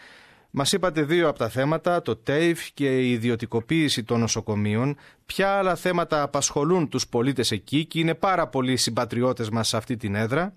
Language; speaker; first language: Greek; native; Greek